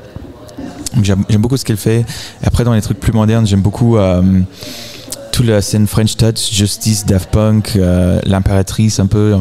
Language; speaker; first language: French; non-native, fluent; English